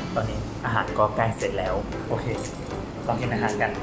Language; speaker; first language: Thai; native; Thai